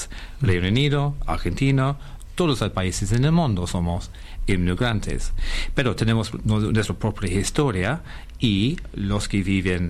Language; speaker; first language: Spanish; non-native, fluent; English